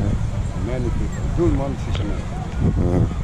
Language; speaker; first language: French; non-native, local second language; Wolof